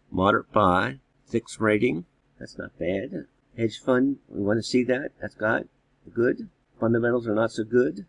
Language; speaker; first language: English; native; English